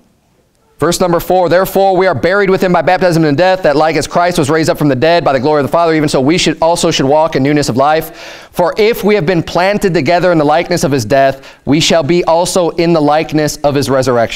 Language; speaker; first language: English; native; English